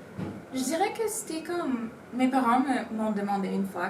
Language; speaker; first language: French; non-native, local second language; Spanish